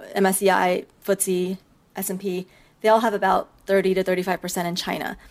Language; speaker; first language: English; early bilingual, other home language; Chinese